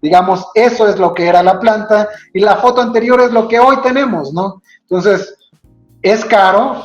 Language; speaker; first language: Spanish; native; Spanish